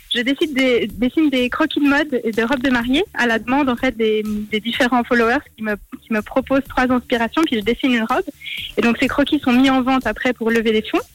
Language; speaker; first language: French; native; French